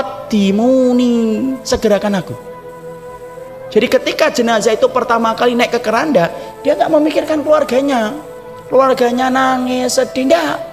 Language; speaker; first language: Indonesian; native; Indonesian